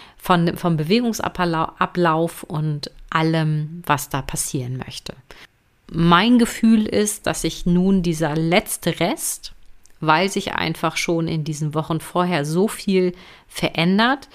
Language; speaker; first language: German; native; German